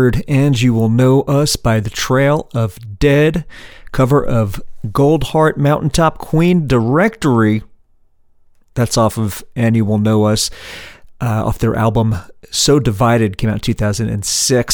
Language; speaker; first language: English; native; English